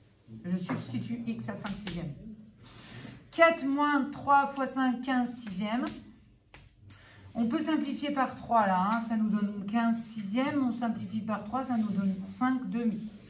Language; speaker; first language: French; native; French